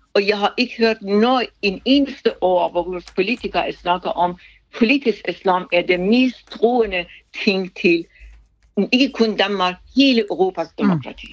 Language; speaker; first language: Danish; non-native, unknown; Persian